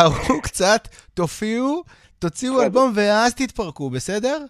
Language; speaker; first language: Hebrew; native; Hebrew